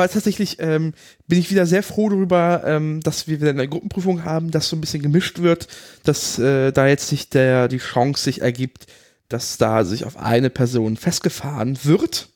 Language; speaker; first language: German; native; German